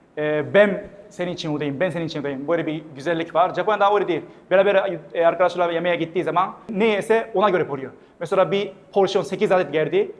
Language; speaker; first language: Turkish; non-native, fluent; Japanese